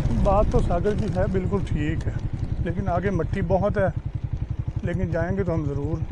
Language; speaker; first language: Hindi; non-native, local second language; Punjabi